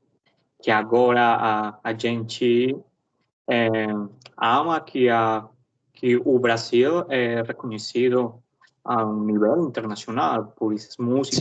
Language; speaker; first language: Portuguese; non-native, learner; Spanish